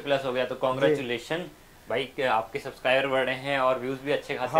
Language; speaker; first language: Hindi; native; Hindi